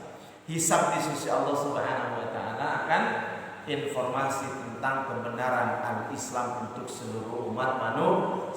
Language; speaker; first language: Indonesian; native; Indonesian